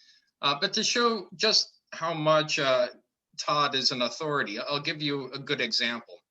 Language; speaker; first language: English; native; English